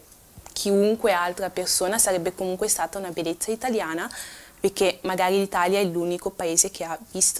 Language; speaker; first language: Italian; early bilingual, other home language; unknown